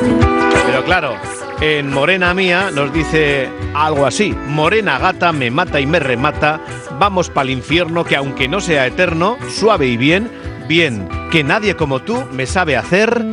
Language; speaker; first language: Spanish; native; Spanish